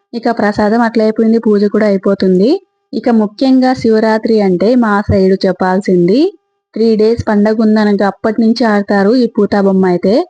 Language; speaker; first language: Telugu; native; Telugu